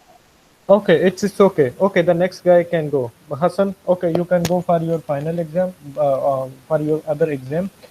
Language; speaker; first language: English; non-native, fluent; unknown